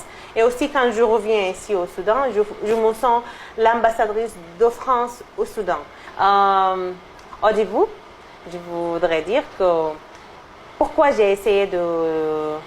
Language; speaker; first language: French; non-native, fluent; Arabic